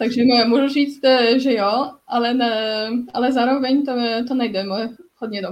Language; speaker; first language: Czech; non-native, learner; Polish